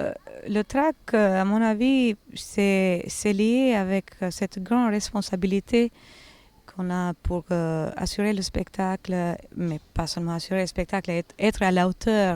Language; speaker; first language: French; non-native, fluent; Albanian